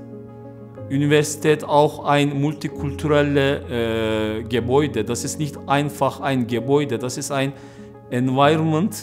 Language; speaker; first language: German; non-native, learner; Turkish